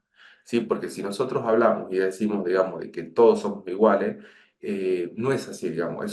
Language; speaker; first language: Spanish; native; Spanish